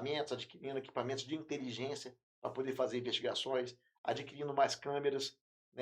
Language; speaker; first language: Portuguese; native; Portuguese